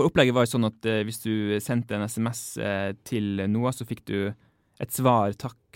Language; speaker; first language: Norwegian; native; Norwegian